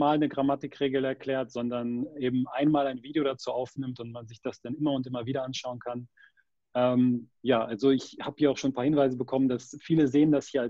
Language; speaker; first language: German; native; German